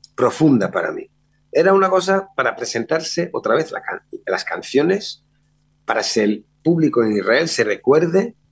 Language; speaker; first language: Spanish; early bilingual, other home language; Hebrew